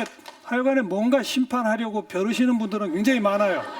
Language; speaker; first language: Korean; native; Korean